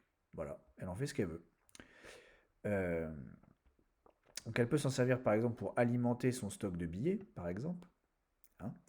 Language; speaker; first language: French; native; French